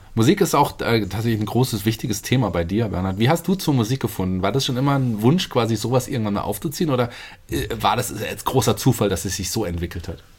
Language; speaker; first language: German; native; German